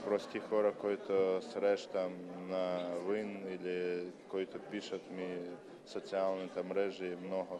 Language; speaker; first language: Bulgarian; non-native, learner; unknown